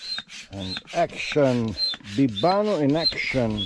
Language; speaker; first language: English; non-native, learner; Romanian